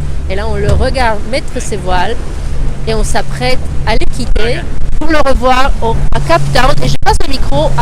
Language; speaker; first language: French; native; French